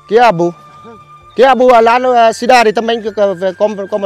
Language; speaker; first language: Portuguese; non-native, learner; Vietnamese